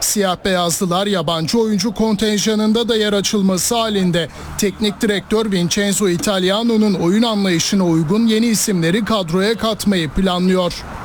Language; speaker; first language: Turkish; native; Turkish